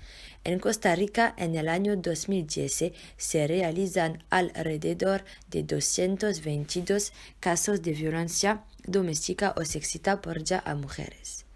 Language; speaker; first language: Spanish; non-native, learner; French